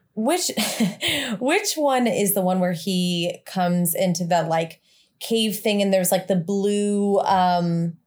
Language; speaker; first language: English; native; English